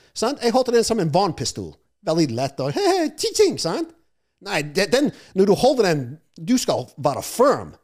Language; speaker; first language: Norwegian; non-native, fluent; English